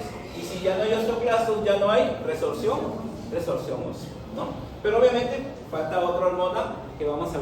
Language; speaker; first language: Spanish; native; Spanish